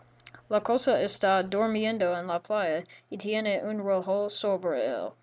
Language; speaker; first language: Spanish; non-native, learner; English